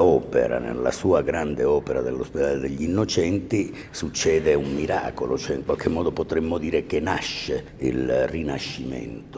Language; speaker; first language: Italian; native; Italian